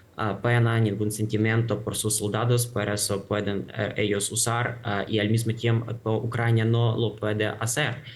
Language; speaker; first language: Spanish; non-native, fluent; Ukrainian